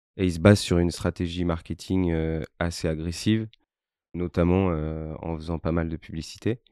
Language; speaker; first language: French; native; French